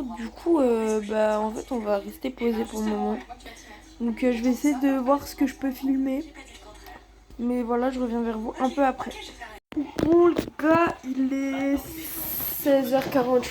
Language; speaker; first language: French; native; French